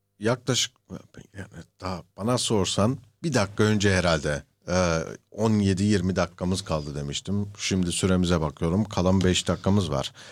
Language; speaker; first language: Turkish; early bilingual, heritage; Turkish